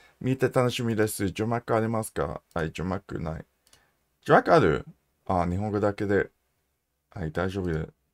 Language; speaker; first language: Japanese; non-native, learner; English